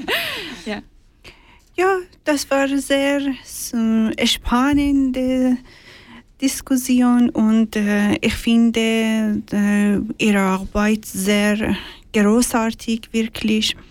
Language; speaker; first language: German; non-native, learner; Persian